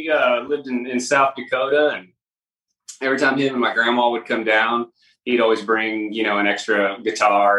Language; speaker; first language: English; native; English